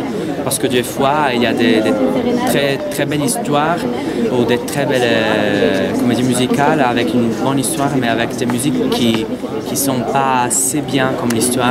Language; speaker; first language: French; non-native, fluent; Italian